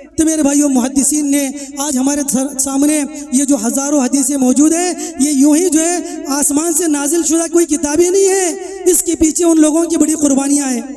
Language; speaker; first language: Urdu; native; Urdu